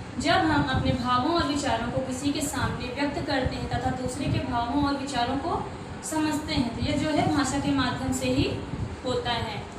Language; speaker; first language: Hindi; native; Hindi